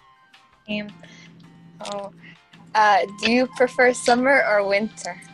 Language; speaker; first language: English; non-native, fluent; Arabic